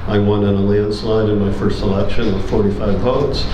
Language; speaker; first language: English; native; English